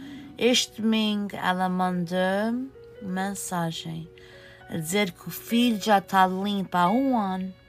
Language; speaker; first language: Portuguese; early bilingual, heritage; Portuguese